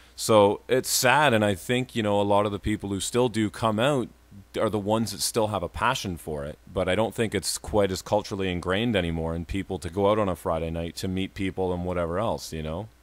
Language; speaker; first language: English; native; English